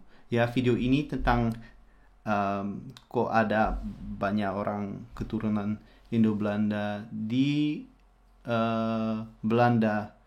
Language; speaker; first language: Indonesian; non-native, fluent; Dutch